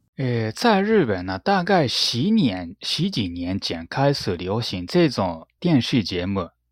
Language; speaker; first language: Chinese; non-native, fluent; Japanese